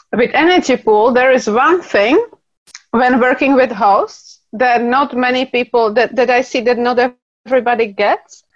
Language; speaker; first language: English; non-native, fluent; Czech